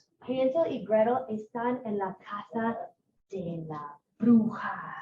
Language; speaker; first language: Spanish; non-native, fluent; English